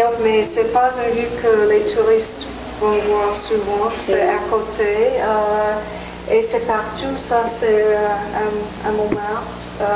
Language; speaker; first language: French; non-native, fluent; English